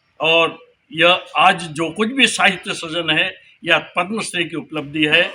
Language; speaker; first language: Hindi; non-native, local second language; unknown